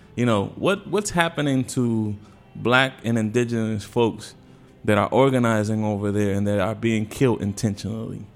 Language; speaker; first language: English; early bilingual, other home language; Spanish